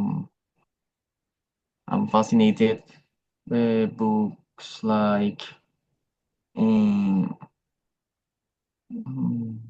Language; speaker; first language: English; non-native, learner; Spanish